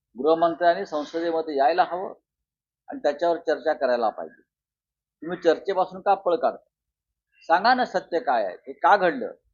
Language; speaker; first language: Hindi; non-native, local second language; Marathi